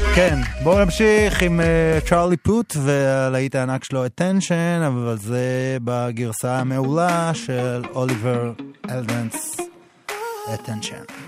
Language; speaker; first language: Hebrew; native; Hebrew